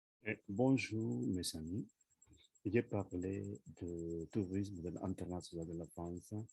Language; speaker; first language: French; non-native, learner; Spanish